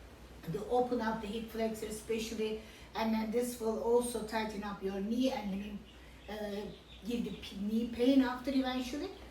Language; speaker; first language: English; non-native, fluent; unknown